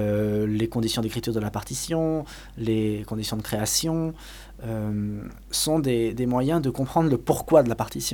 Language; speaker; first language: French; native; French